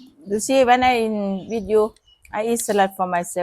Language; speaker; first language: English; non-native, learner; Thai